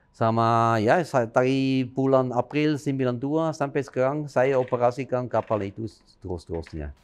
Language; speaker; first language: Indonesian; non-native, fluent; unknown